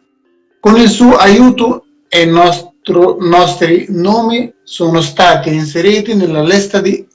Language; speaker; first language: Italian; non-native, learner; Persian